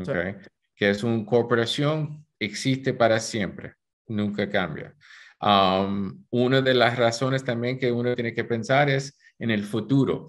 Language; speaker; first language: Spanish; early bilingual, heritage; Spanish